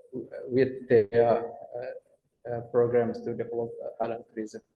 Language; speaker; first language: English; non-native, fluent; Banjar